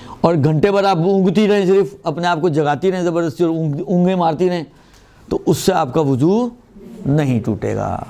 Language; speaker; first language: Urdu; non-native, local second language; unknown